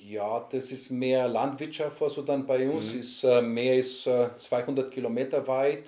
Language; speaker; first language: German; non-native, learner; Greek